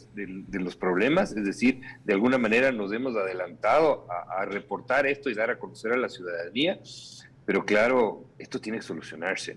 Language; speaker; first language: Spanish; native; Spanish